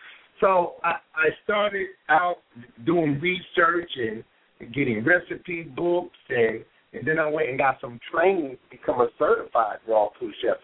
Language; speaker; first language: English; native; English